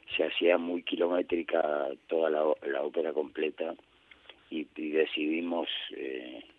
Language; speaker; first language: Spanish; native; Spanish